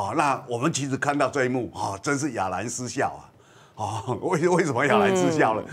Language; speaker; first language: Chinese; native; Chinese